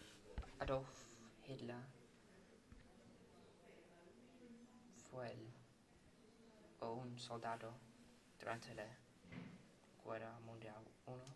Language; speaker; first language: Spanish; non-native, learner; English